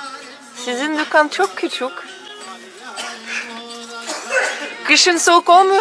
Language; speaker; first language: Turkish; non-native, learner; Russian